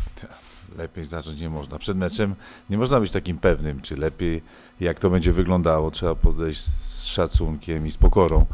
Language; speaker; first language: Polish; native; Polish